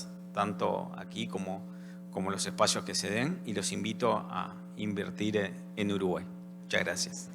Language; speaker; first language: Spanish; native; Spanish